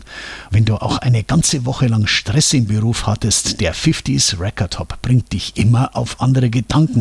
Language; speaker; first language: German; native; German